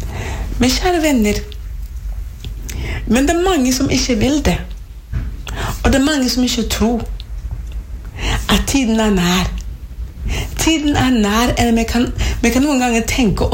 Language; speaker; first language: Norwegian; non-native, fluent; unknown